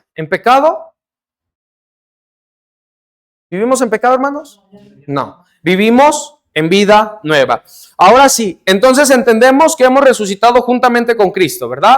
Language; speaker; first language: Spanish; native; Spanish